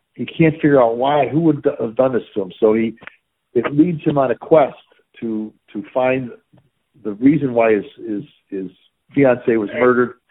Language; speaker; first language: English; native; English